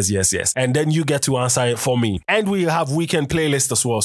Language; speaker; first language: English; non-native, local second language; Akan